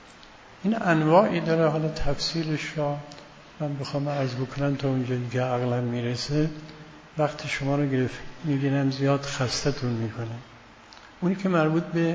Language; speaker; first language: Persian; native; Persian